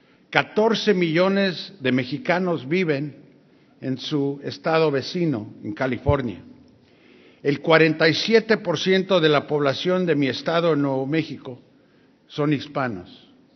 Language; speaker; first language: Spanish; early bilingual, other home language; English